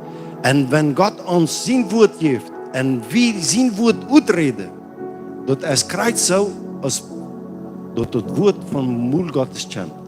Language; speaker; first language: German; non-native, learner; Plautdietsch